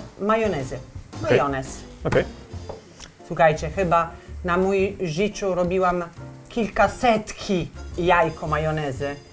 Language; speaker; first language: Polish; non-native, learner; Italian